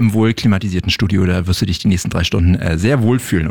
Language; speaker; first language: German; native; German